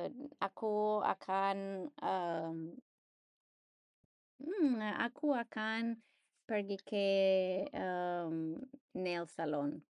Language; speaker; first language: Indonesian; non-native, learner; English